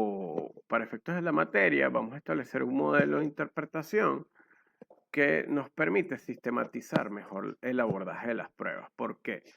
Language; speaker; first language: Spanish; native; Spanish